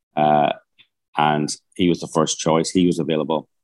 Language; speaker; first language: English; native; English